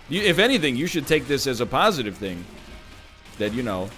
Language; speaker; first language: English; native; English